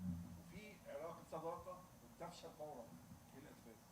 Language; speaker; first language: Arabic; native; Arabic